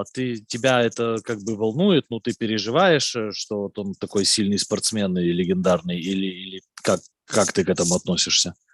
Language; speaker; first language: Russian; native; Russian